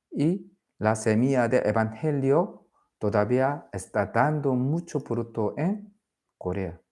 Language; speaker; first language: Spanish; non-native, learner; Korean